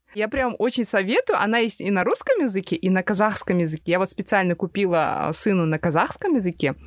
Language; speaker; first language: Russian; native; Russian